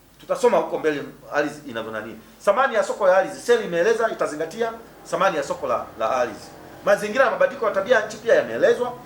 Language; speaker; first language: Swahili; native; Swahili